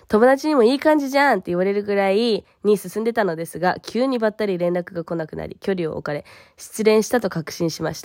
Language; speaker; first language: Japanese; early bilingual, heritage; Japanese